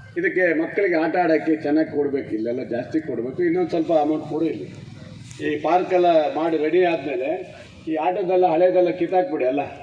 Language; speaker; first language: Kannada; native; Kannada